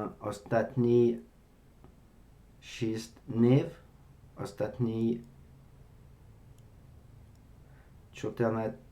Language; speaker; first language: Ukrainian; non-native, learner; French